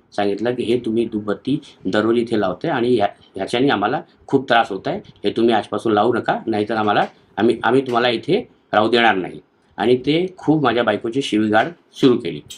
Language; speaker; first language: Marathi; non-native, local second language; Hindi